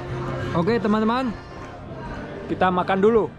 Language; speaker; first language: Indonesian; early bilingual, heritage; German